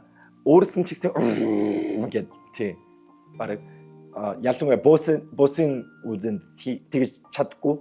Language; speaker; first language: Mongolian; non-native, learner; Korean